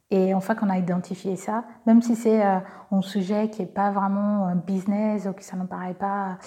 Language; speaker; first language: French; non-native, fluent; Portuguese